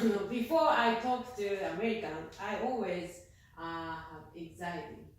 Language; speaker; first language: English; non-native, learner; Chinese